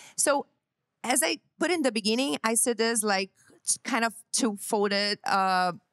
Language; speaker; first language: English; non-native, fluent; Portuguese